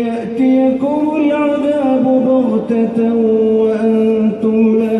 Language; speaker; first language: Arabic; native; Arabic